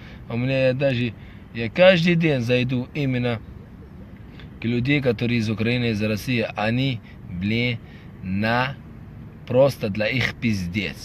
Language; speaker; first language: Russian; non-native, fluent; Arabic